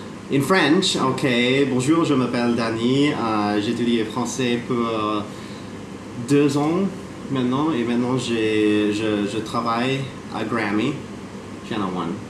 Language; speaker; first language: French; non-native, learner; Thai